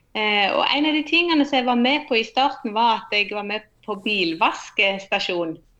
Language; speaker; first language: Norwegian; native; Norwegian